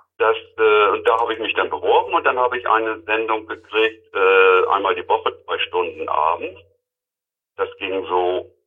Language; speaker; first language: German; native; German